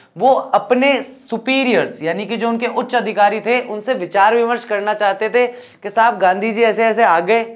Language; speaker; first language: Hindi; native; Hindi